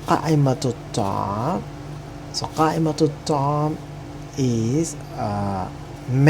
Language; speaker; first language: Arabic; non-native, fluent; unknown